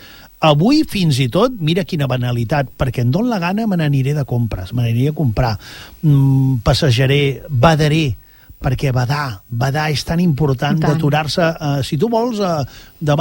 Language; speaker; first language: Catalan; native; Catalan